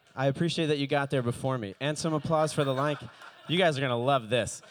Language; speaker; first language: English; native; English